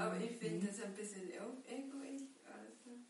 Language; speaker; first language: German; non-native, learner; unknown